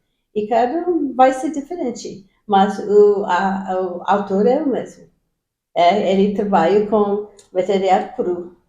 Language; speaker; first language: Portuguese; non-native, fluent; English